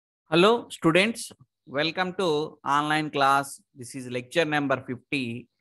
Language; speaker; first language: English; non-native, local second language; Telugu